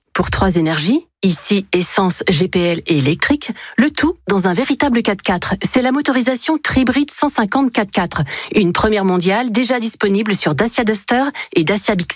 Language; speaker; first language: French; native; French